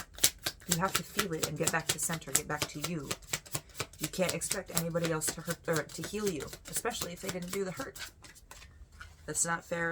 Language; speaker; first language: English; native; English